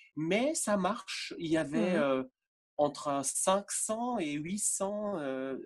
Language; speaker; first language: French; non-native, fluent; German